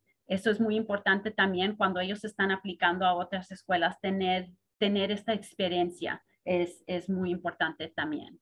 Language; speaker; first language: Spanish; early bilingual, heritage; Spanish